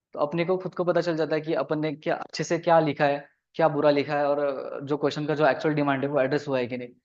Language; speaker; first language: Hindi; non-native, local second language; Marathi